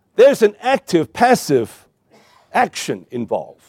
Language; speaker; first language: English; non-native, local second language; Cantonese